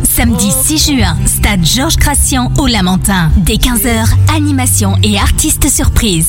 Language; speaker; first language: French; native; French